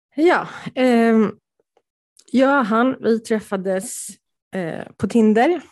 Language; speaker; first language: Swedish; early bilingual, other home language; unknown